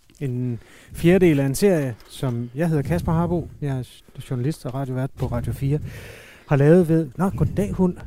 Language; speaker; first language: Danish; native; Danish